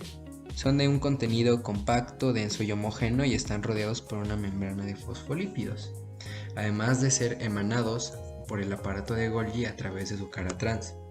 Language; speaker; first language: Spanish; native; Spanish